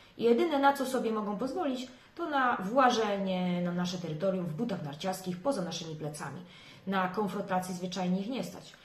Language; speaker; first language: Polish; native; Polish